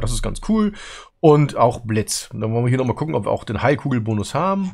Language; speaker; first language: German; native; German